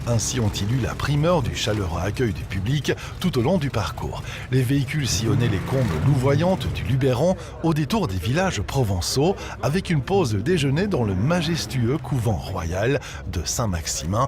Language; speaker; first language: French; native; French